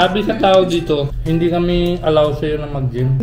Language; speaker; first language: Filipino; non-native, learner; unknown